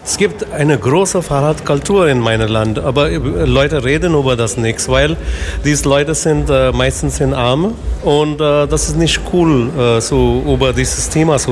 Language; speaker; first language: German; non-native, learner; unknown